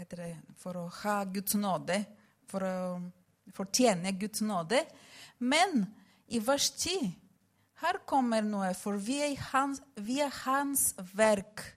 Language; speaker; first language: Swedish; non-native, fluent; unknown